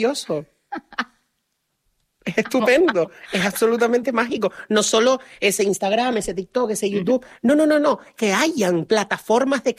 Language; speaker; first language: Spanish; native; Spanish